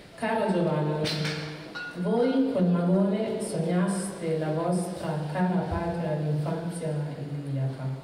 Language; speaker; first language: Italian; early bilingual, other home language; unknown